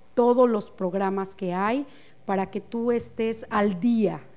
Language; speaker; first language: Spanish; native; Spanish